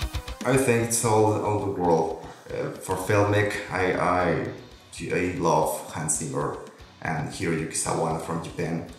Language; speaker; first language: English; non-native, local second language; Spanish